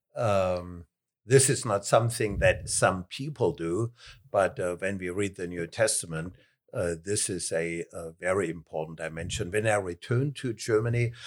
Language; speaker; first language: English; non-native, fluent; German